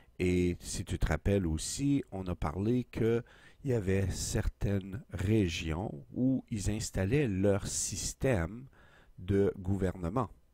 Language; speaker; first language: French; native; French